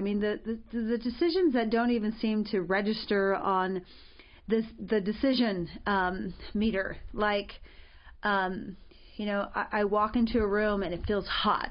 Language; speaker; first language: English; native; English